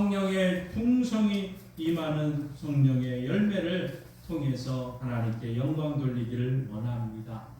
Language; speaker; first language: Korean; native; Korean